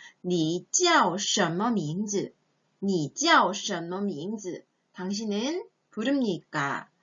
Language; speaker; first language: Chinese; non-native, fluent; Korean